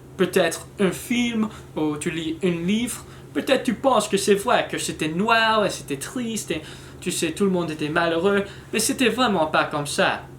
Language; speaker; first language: French; non-native, learner; English